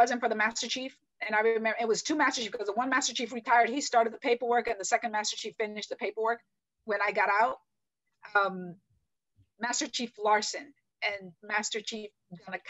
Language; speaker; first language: English; native; English